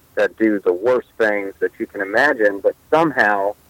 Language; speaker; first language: English; native; English